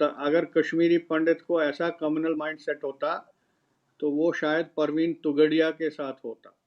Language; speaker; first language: Urdu; non-native, local second language; Kashmiri